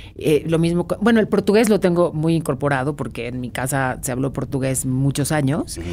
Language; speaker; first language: Spanish; native; Spanish